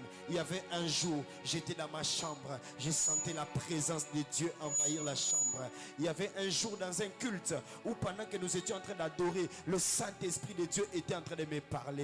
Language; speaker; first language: French; non-native, local second language; Lingala